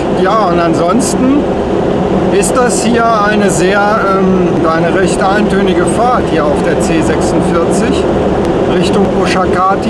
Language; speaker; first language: German; native; German